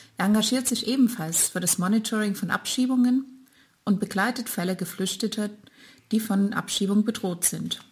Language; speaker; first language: German; native; German